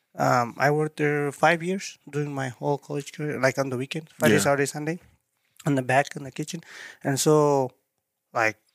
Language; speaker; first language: English; non-native, fluent; Tigrinya